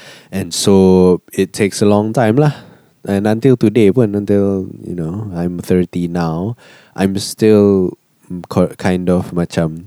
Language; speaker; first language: English; non-native, local second language; Malay